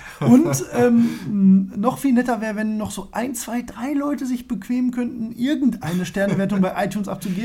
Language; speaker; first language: German; native; German